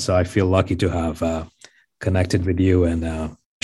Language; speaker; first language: English; non-native, local second language; Hindi